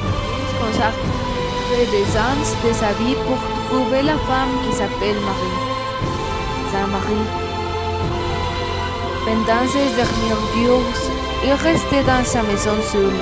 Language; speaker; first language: French; non-native, learner; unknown